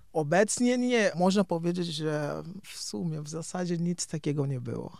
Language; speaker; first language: Polish; non-native, fluent; Kongo